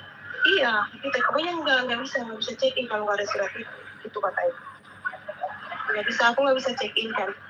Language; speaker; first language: Indonesian; native; Indonesian